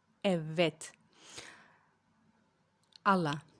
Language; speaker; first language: Greek; non-native, fluent; Turkish